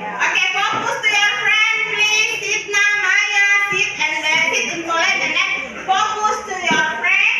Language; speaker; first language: English; non-native, learner; Indonesian